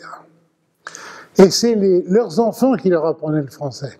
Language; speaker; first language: French; early bilingual, other home language; Ladino